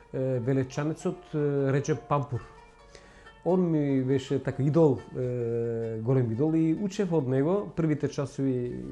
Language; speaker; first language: Macedonian; non-native, local second language; Turkish